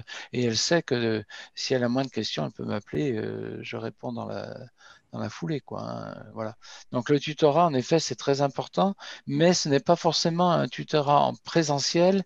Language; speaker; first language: French; native; French